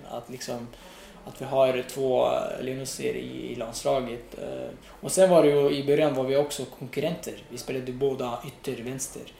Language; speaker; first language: Swedish; non-native, fluent; Riffian